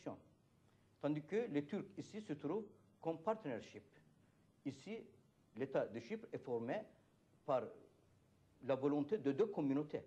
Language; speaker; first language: French; non-native, fluent; Turkish